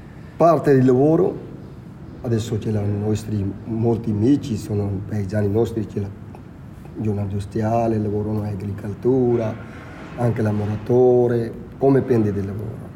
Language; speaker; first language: Italian; non-native, learner; Punjabi